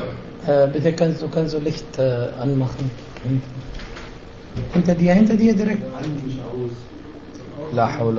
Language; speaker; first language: German; non-native, fluent; Arabic